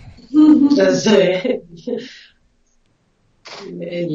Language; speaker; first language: English; non-native, learner; French